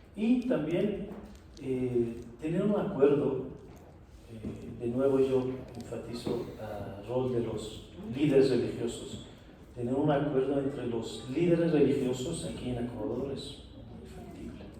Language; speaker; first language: Spanish; non-native, fluent; Persian